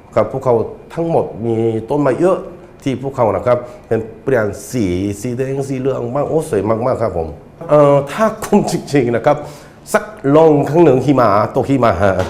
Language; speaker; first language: Thai; non-native, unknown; Korean